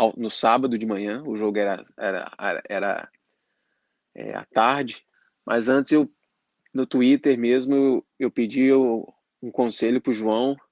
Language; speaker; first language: Portuguese; native; Portuguese